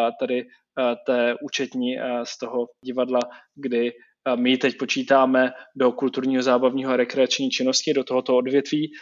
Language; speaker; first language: Czech; native; Czech